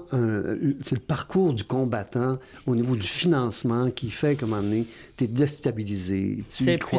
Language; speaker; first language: French; native; French